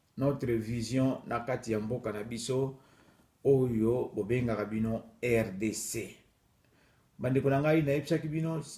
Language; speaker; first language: Lingala; non-native, local second language; Kongo